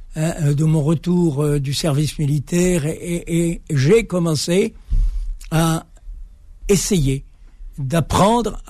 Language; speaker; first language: French; native; French